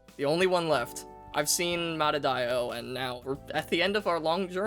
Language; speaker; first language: English; native; English